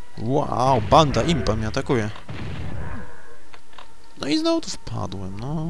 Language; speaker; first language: Polish; native; Polish